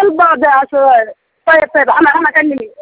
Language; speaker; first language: Arabic; non-native, learner; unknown